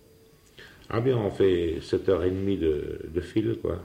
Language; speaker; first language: French; native; French